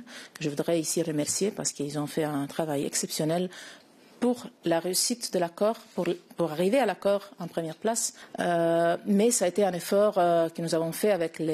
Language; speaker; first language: French; non-native, fluent; Italian